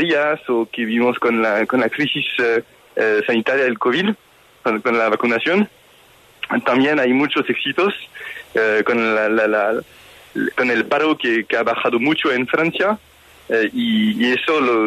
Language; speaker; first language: Spanish; non-native, fluent; French